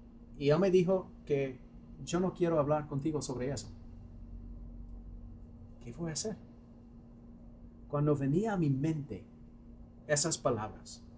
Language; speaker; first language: Spanish; non-native, fluent; English